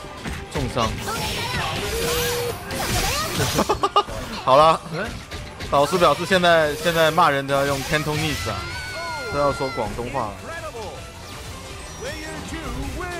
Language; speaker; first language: Chinese; native; Chinese